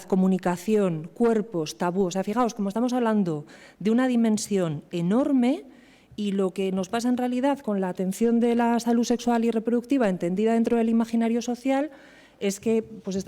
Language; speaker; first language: Spanish; native; Spanish